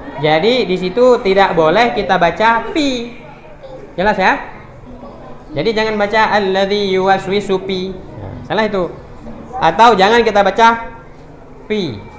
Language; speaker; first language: Indonesian; non-native, local second language; Achinese